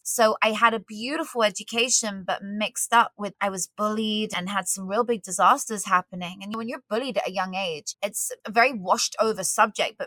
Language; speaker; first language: English; native; English